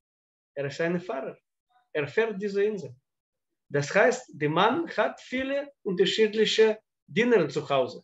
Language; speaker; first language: German; non-native, fluent; Russian